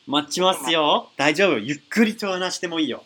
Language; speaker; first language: Japanese; non-native, learner; English